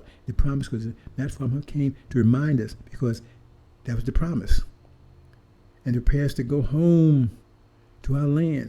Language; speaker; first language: English; native; English